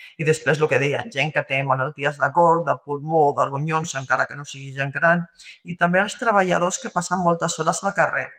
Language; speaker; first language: Catalan; non-native, local second language; Spanish